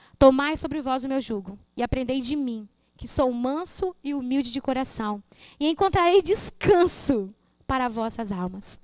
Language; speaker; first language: Portuguese; native; Portuguese